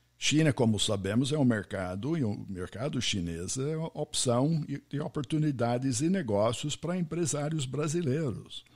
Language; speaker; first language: Portuguese; non-native, fluent; English